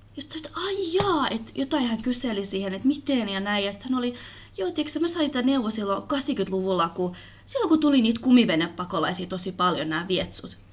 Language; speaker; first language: Finnish; early bilingual, other home language; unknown